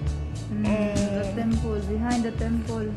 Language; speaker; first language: English; non-native, local second language; Filipino